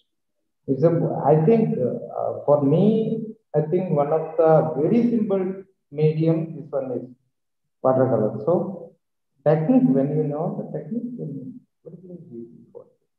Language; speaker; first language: English; non-native, learner; Malayalam